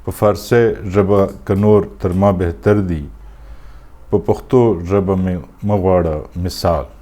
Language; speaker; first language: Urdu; non-native, local second language; Pashto